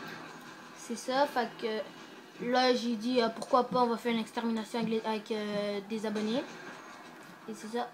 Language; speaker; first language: French; native; French